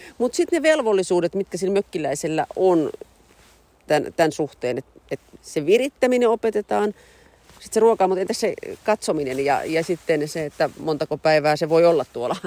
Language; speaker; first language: Finnish; native; Finnish